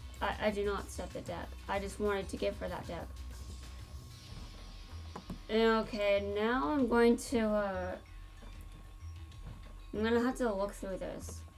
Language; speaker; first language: English; native; English